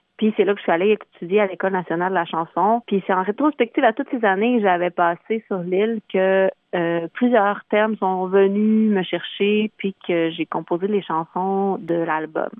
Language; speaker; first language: French; native; French